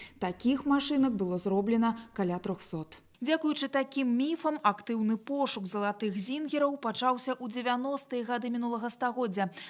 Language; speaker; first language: Belarusian; native; Belarusian